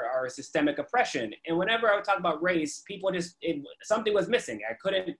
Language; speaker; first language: English; native; English